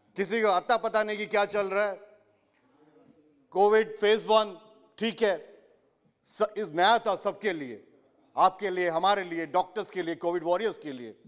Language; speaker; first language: Hindi; non-native, local second language; Odia